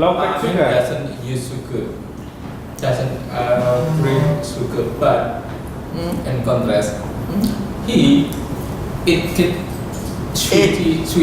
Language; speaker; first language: English; non-native, learner; Indonesian